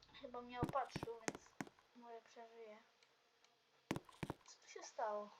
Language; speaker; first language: Polish; native; Polish